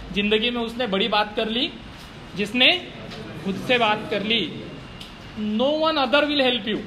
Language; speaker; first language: Hindi; non-native, local second language; Marathi